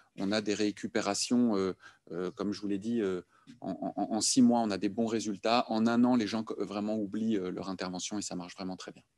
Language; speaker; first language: French; native; French